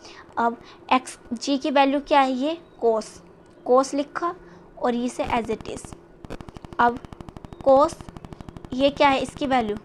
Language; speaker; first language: Hindi; native; Hindi